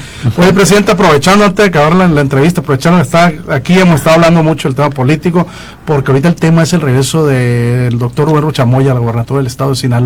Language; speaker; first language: Spanish; native; Spanish